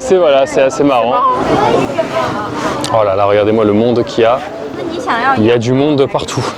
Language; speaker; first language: French; native; French